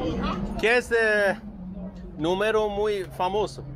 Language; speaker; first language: Portuguese; non-native, learner; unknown